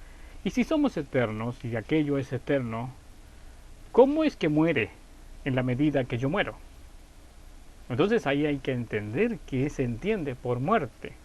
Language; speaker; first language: Spanish; native; Spanish